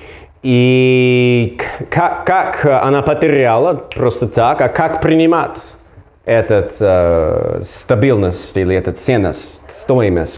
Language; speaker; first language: Russian; non-native, learner; English